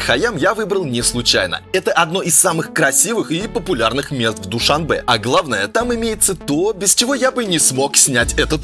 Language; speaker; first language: Russian; native; Russian